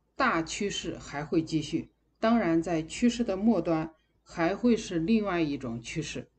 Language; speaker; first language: Chinese; native; Chinese